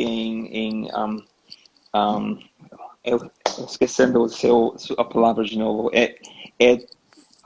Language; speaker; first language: Portuguese; non-native, learner; English